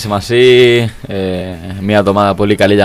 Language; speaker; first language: Greek; non-native, learner; Spanish